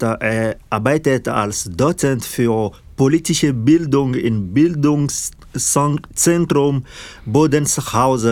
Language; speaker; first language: German; non-native, fluent; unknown